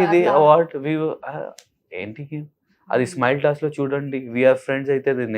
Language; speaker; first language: Telugu; non-native, local second language; Urdu